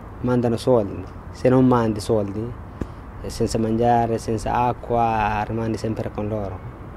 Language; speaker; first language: Italian; non-native, learner; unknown